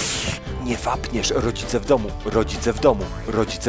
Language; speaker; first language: Polish; native; Polish